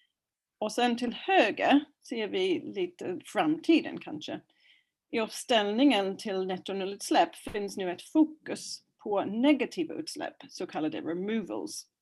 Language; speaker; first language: Swedish; non-native, fluent; English